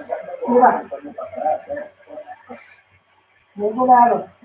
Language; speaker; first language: Spanish; early bilingual, other home language; Filipino